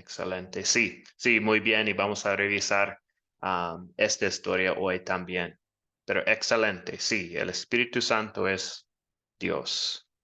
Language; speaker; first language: Spanish; non-native, fluent; English